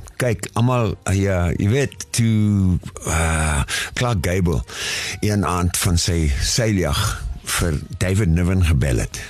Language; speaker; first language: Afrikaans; non-native, local second language; English